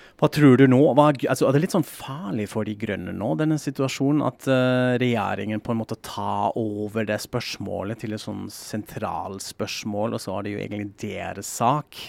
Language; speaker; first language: Norwegian; non-native, fluent; German